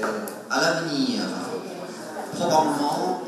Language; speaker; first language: French; non-native, fluent; Chinese